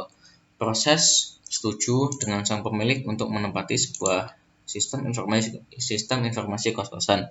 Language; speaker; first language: Indonesian; native; Indonesian